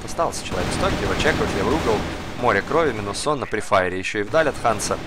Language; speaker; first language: Russian; native; Russian